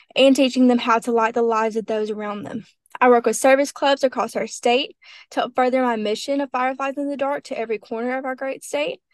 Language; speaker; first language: English; native; English